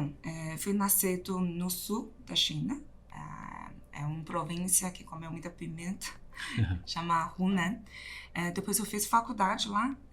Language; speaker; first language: Portuguese; non-native, fluent; Chinese